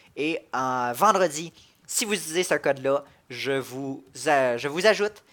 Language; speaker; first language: French; native; French